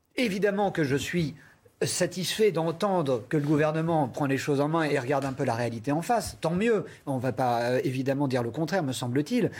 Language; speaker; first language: French; native; French